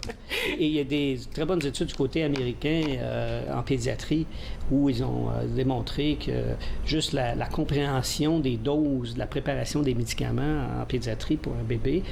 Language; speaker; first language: French; native; French